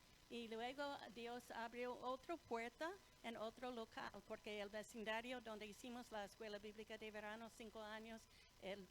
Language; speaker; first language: Spanish; non-native, fluent; English